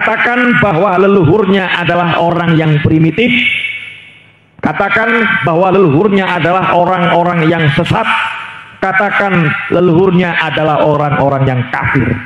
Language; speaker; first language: Indonesian; native; Indonesian